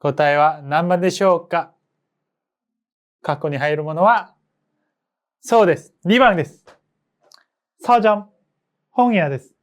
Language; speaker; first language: Japanese; non-native, fluent; Korean